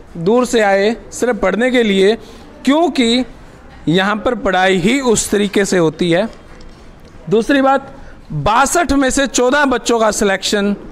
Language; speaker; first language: Hindi; native; Hindi